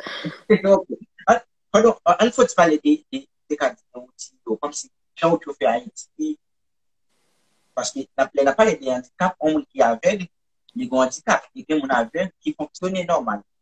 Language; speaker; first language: French; non-native, local second language; Haitian Creole